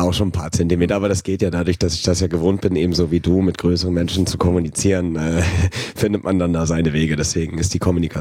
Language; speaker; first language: German; native; German